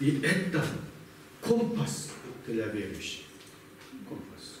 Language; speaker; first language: Russian; non-native, learner; Korean